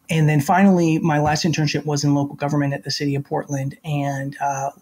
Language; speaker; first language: English; native; English